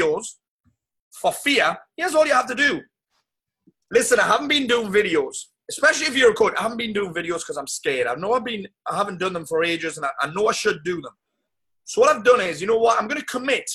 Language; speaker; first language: English; native; English